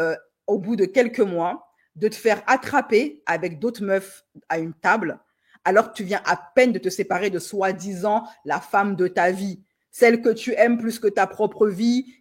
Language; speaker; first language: French; native; French